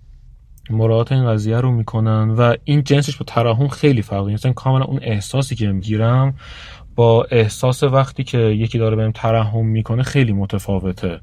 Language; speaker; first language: Persian; native; Persian